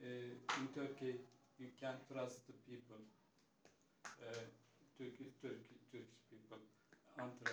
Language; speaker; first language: English; non-native, learner; Turkish